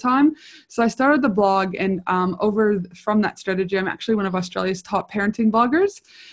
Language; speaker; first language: English; native; English